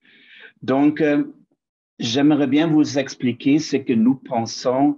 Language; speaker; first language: French; non-native, fluent; German